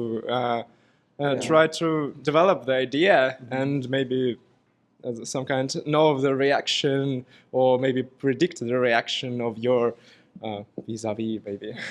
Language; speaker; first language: English; non-native, fluent; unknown